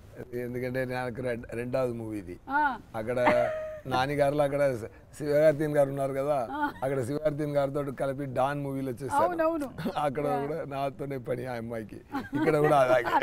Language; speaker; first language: Telugu; non-native, learner; Tamil